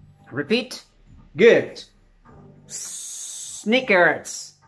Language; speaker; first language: English; non-native, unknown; Spanish